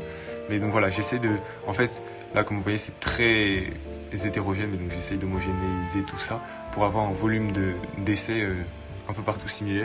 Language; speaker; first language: French; native; French